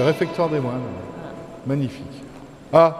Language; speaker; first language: French; native; French